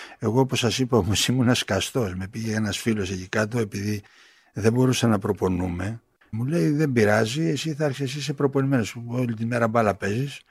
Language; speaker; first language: Greek; native; Greek